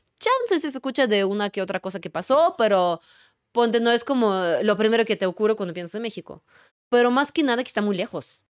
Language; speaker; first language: Spanish; non-native, fluent; Russian